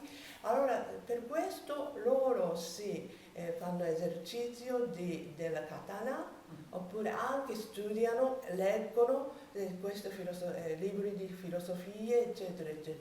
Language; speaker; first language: Italian; non-native, learner; Japanese